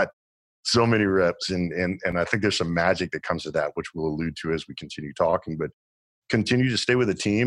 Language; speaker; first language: English; native; English